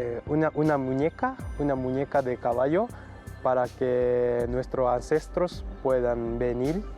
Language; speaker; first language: Spanish; non-native, learner; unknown